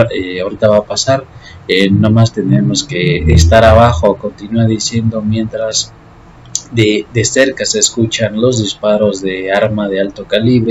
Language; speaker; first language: Spanish; native; Spanish